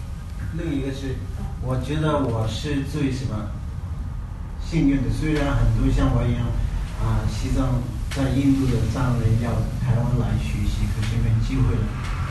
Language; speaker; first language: Chinese; non-native, learner; Tibetan